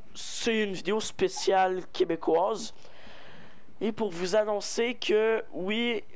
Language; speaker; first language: French; native; French